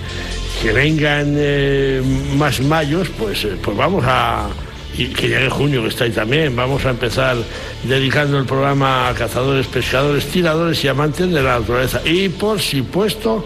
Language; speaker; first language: Spanish; native; Spanish